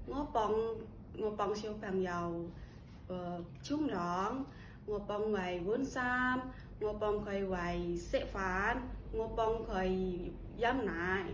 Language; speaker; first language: Cantonese; non-native, learner; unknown